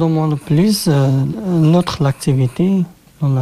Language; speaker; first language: French; non-native, learner; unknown